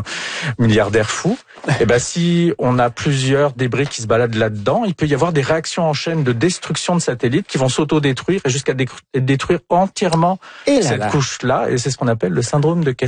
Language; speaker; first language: French; native; French